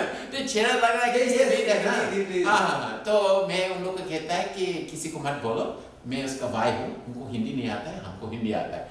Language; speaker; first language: Hindi; non-native, fluent; English